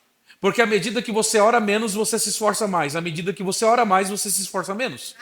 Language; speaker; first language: Portuguese; native; Portuguese